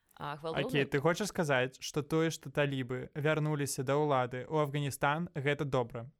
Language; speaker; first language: Belarusian; non-native, local second language; Russian